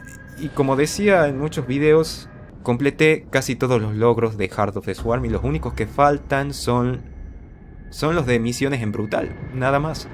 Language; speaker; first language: Spanish; native; Spanish